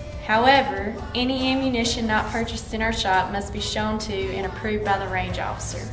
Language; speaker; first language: English; native; English